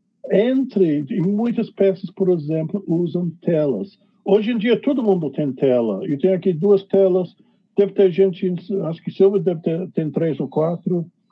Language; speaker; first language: Portuguese; non-native, fluent; English